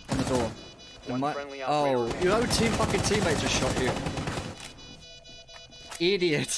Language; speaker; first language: English; native; English